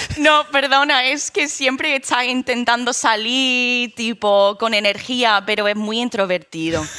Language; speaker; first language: Spanish; non-native, fluent; English